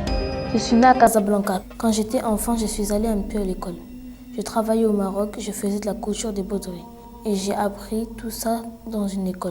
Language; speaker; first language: French; non-native, learner; Arabic